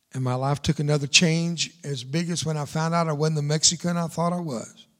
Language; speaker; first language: English; early bilingual, other home language; Spanish